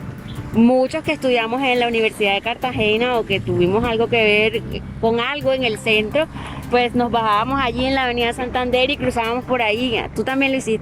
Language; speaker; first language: Spanish; native; Spanish